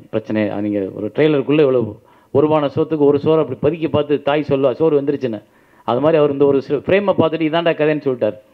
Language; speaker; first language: Tamil; native; Tamil